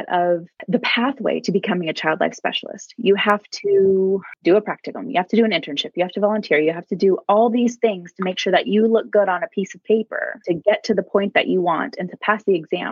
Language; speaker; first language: English; native; English